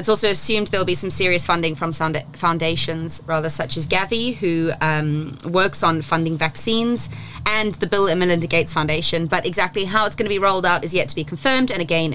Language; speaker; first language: English; native; English